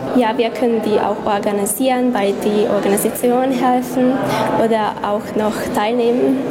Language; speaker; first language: German; non-native, learner; Hungarian